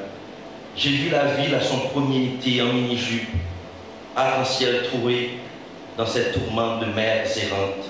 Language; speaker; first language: French; non-native, local second language; Haitian Creole